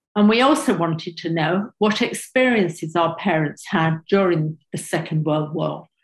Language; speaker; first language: English; native; English